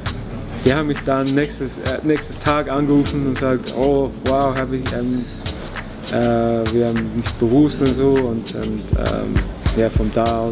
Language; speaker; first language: German; non-native, learner; English